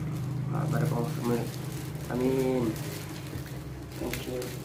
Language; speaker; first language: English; non-native, learner; Indonesian